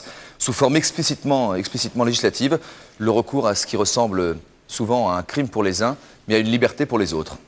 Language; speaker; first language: French; native; French